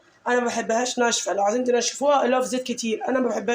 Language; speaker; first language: Arabic; native; Arabic